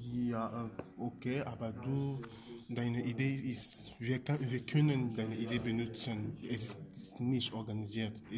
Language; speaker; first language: German; non-native, learner; French